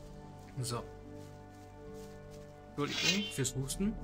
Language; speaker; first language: German; native; German